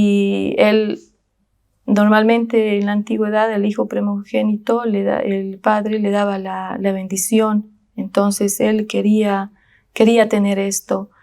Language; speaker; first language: Spanish; native; Spanish